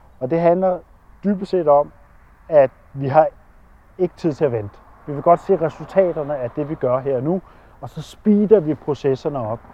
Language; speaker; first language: Danish; native; Danish